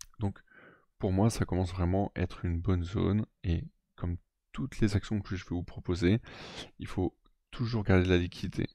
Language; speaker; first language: French; native; French